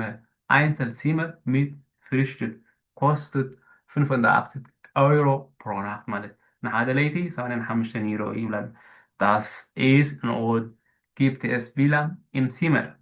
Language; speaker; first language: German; non-native, fluent; Tigrinya